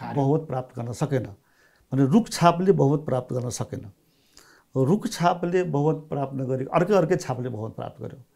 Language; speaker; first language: Nepali; non-native, local second language; Maithili